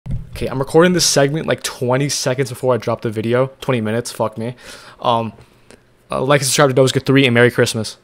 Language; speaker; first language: English; native; English